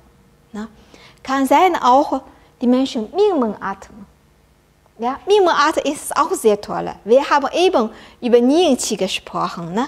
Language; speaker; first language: German; non-native, learner; Chinese